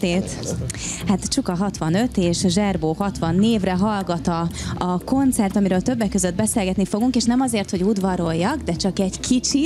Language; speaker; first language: Hungarian; native; Hungarian